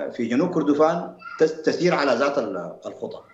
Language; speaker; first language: Arabic; native; Arabic